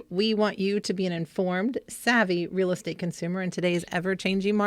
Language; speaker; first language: English; native; English